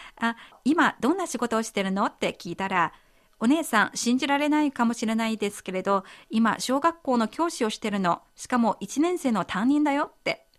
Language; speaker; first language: Japanese; non-native, fluent; Chinese